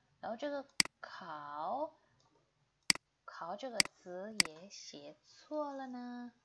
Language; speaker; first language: Chinese; non-native, fluent; Indonesian